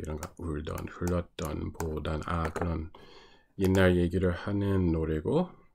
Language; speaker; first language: Korean; non-native, fluent; English